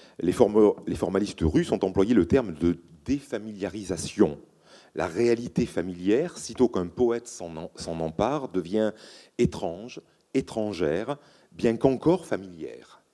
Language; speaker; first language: French; native; French